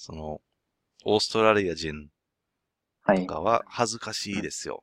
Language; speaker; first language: Japanese; non-native, learner; English